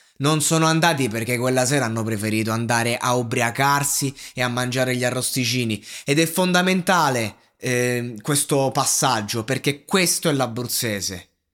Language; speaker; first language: Italian; native; Italian